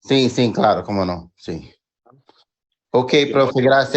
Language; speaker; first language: Spanish; non-native, learner; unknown